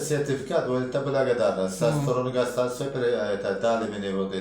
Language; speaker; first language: Russian; non-native, local second language; Uzbek